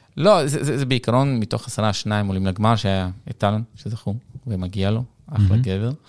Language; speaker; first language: Hebrew; early bilingual, other home language; Russian